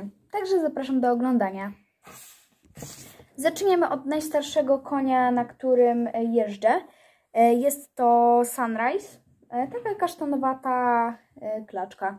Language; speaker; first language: Polish; native; Polish